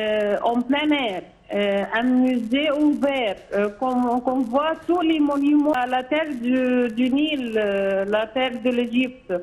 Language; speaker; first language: French; non-native, fluent; Arabic